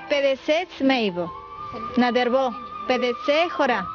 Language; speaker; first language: Bulgarian; non-native, learner; Spanish